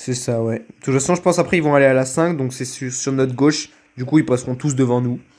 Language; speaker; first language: French; native; French